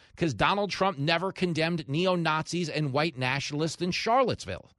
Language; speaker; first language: English; native; English